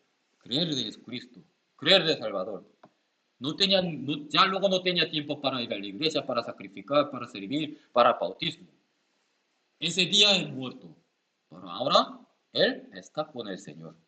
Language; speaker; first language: Spanish; non-native, learner; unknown